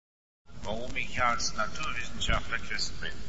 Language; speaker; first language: German; non-native, fluent; English